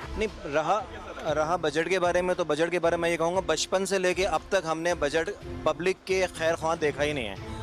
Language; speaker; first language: Urdu; native; Urdu